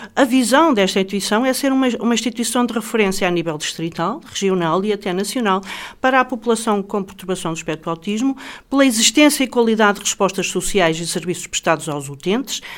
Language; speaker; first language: Portuguese; native; Portuguese